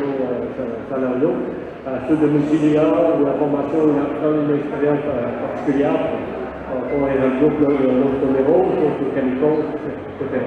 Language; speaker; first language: Spanish; non-native, learner; French